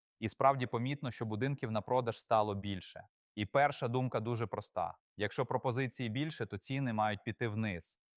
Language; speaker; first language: Ukrainian; native; Ukrainian